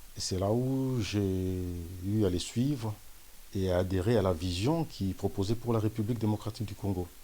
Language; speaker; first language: French; non-native, local second language; Lingala